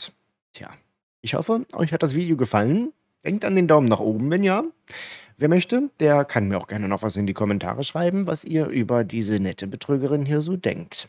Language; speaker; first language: German; native; German